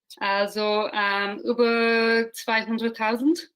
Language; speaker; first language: German; non-native, learner; English